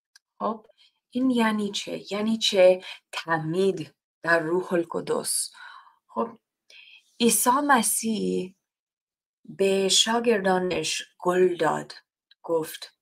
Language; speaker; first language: Persian; non-native, fluent; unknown